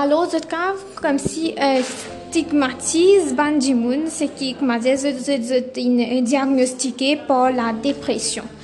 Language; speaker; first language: French; non-native, local second language; Morisyen